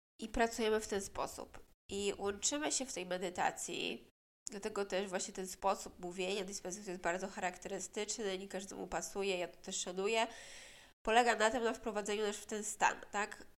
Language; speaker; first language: Polish; native; Polish